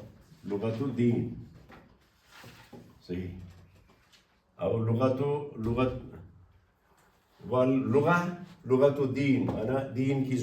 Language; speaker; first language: Arabic; non-native, fluent; Urdu